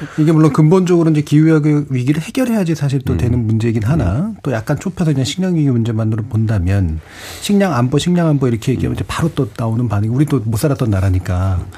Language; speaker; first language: Korean; native; Korean